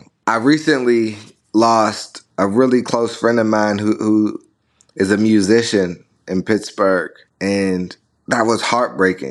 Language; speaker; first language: English; native; English